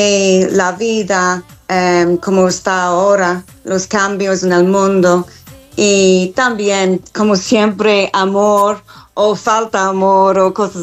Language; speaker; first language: Spanish; non-native, fluent; English